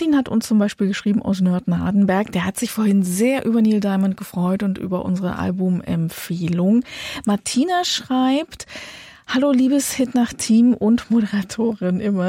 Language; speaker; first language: German; native; German